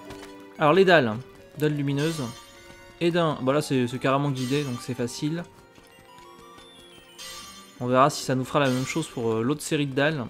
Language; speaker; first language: French; native; French